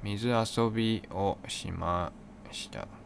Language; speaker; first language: Japanese; non-native, learner; English